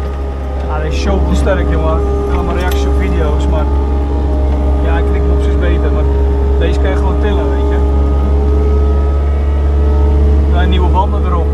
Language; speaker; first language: Dutch; native; Dutch